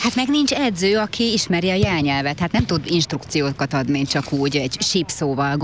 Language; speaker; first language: Hungarian; native; Hungarian